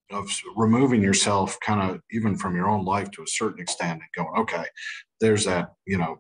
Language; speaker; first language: English; native; English